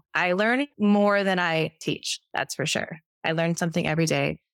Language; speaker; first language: English; native; English